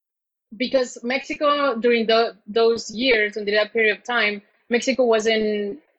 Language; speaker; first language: English; non-native, fluent; Spanish